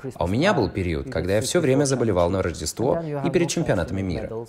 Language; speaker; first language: Russian; non-native, fluent; Norwegian